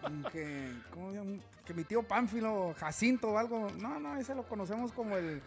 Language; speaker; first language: Spanish; early bilingual, heritage; Spanish